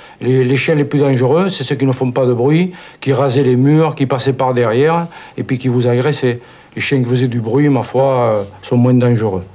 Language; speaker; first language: French; native; French